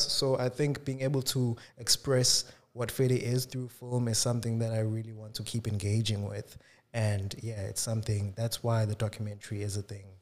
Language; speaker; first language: English; non-native, local second language; Zulu